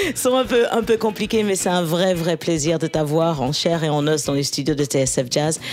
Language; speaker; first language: French; early bilingual, other home language; English